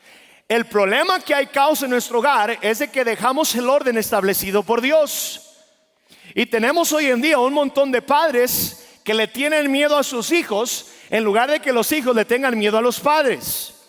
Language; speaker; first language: Spanish; native; Spanish